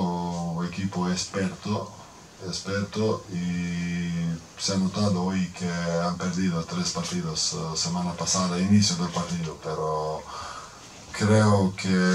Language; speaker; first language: Spanish; non-native, fluent; Croatian